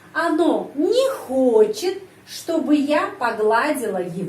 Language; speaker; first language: Russian; non-native, fluent; Indonesian